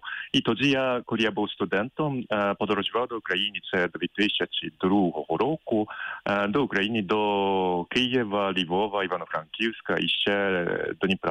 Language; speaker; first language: Ukrainian; non-native, fluent; Japanese